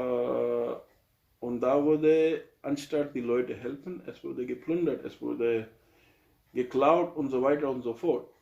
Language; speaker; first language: German; non-native, learner; Urdu